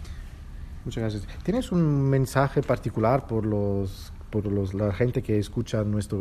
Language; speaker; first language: Spanish; non-native, fluent; Italian